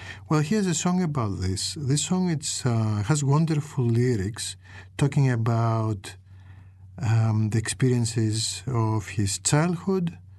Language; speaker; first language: English; non-native, fluent; Greek